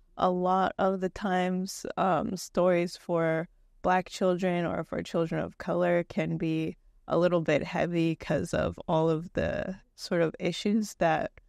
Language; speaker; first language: English; native; English